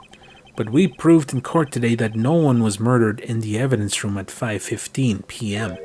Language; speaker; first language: English; native; English